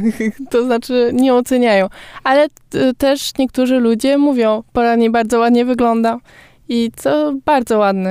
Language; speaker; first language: Polish; early bilingual, heritage; Polish